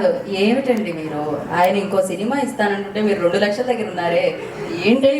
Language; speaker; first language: Telugu; native; Telugu